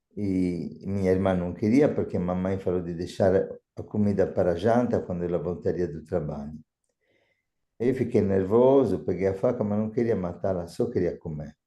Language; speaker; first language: Portuguese; non-native, fluent; Italian